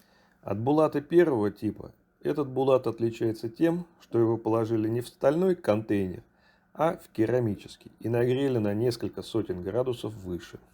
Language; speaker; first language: Russian; native; Russian